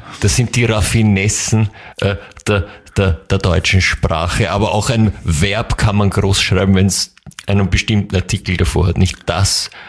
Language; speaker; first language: German; native; German